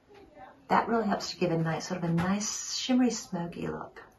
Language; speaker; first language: English; native; English